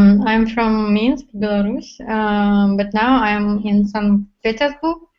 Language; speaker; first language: English; non-native, learner; Russian